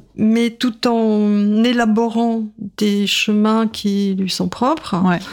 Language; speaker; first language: French; non-native, fluent; Russian